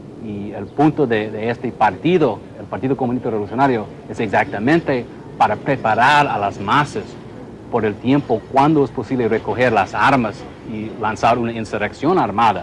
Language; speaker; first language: Spanish; non-native, fluent; English